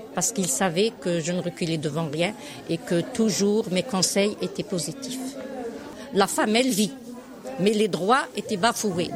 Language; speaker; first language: French; non-native, local second language; Arabic